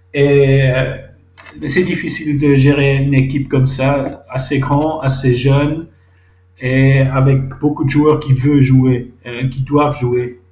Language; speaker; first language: French; non-native, local second language; Swiss German